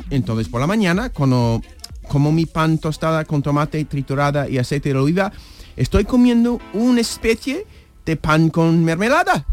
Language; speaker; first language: Spanish; non-native, fluent; English